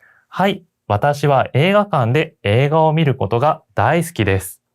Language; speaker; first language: Japanese; non-native, fluent; Korean